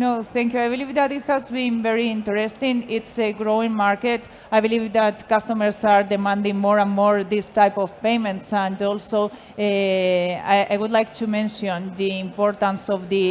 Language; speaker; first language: English; non-native, fluent; Spanish